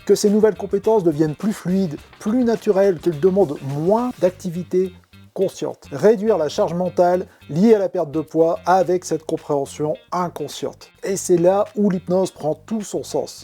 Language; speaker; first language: French; native; French